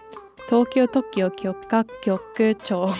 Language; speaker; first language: Japanese; non-native, fluent; English